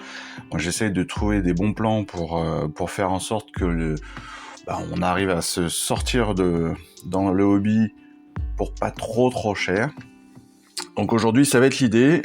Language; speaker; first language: French; native; French